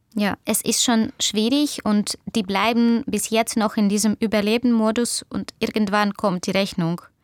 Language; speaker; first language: German; non-native, fluent; Russian